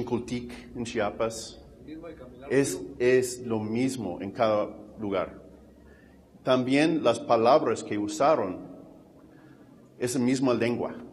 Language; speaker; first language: Spanish; non-native, fluent; English